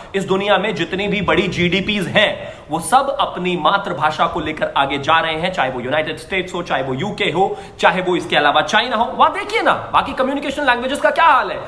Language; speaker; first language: Hindi; native; Hindi